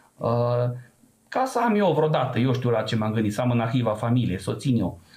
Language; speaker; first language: Romanian; non-native, local second language; Serbian